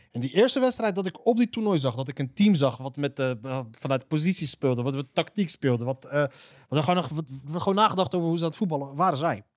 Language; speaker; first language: Dutch; early bilingual, other home language; Arabic